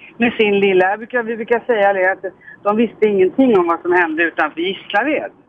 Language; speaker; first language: Swedish; native; Swedish